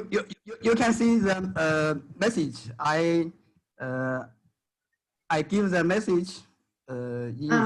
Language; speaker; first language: English; non-native, fluent; Chinese